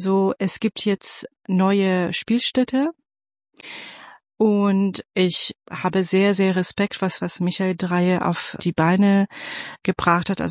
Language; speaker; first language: German; non-native, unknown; Persian